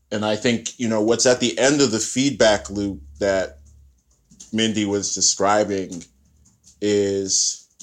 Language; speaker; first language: English; early bilingual, other home language; Yoruba